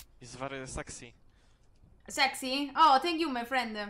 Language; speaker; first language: English; non-native, learner; Italian